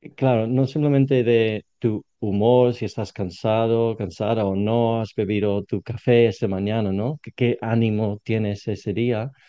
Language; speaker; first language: Spanish; non-native, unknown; English